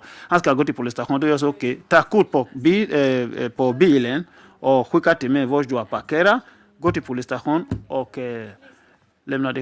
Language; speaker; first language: Swedish; non-native, fluent; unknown